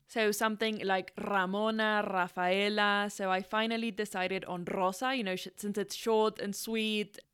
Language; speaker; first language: English; non-native, fluent; Spanish